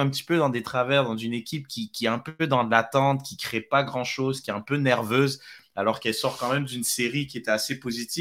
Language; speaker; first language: French; native; French